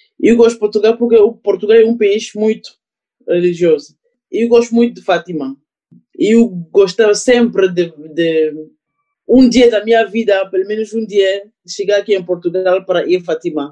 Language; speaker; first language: Portuguese; non-native, learner; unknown